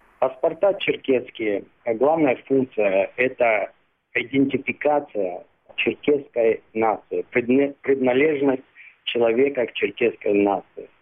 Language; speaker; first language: Russian; non-native, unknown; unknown